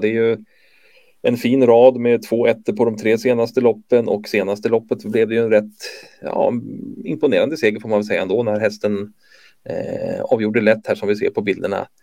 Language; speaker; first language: Swedish; native; Swedish